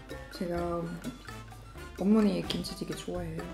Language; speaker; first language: Korean; non-native, fluent; Swedish